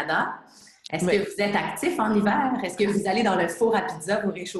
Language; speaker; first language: French; native; French